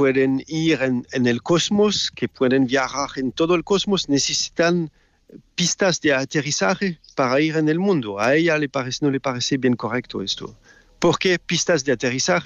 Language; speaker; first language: Spanish; non-native, fluent; French